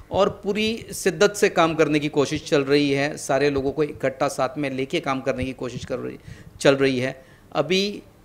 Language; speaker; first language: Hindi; non-native, local second language; Marathi